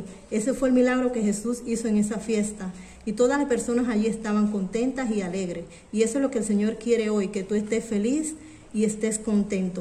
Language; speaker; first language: Spanish; native; Spanish